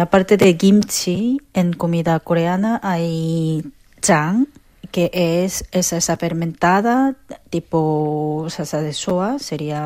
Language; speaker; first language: Spanish; non-native, local second language; Korean